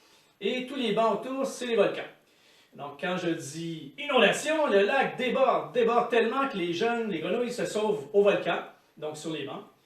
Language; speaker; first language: French; native; French